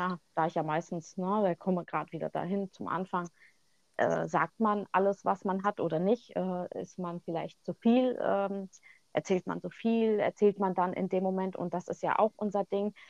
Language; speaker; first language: German; native; German